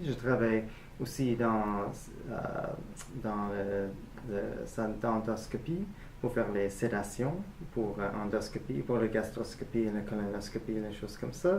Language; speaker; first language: French; non-native, fluent; English